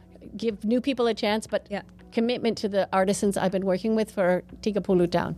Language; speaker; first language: English; native; English